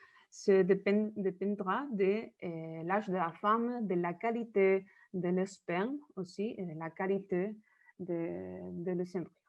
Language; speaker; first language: French; non-native, learner; Spanish